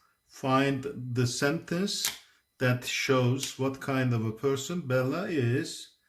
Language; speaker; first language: English; non-native, fluent; Turkish